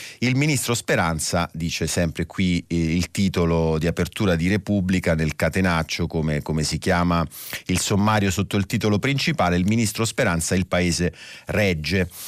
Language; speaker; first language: Italian; native; Italian